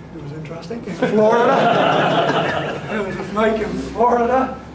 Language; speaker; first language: English; native; English